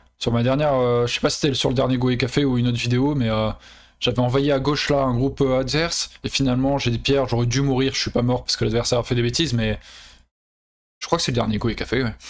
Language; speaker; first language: French; native; French